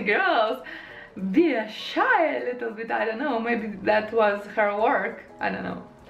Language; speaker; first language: English; non-native, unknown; Lithuanian